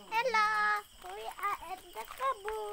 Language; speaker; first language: English; non-native, learner; Malay